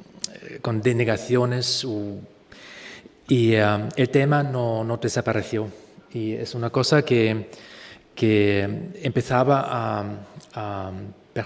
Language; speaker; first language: Spanish; non-native, fluent; German